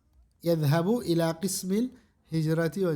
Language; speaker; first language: Arabic; non-native, fluent; Indonesian